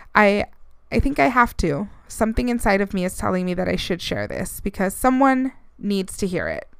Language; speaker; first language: English; early bilingual, other home language; Spanish